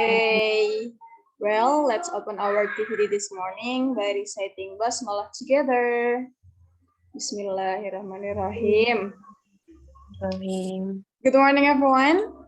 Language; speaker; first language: English; non-native, fluent; Indonesian